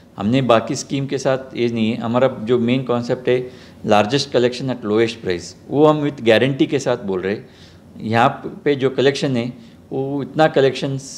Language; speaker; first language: Hindi; non-native, local second language; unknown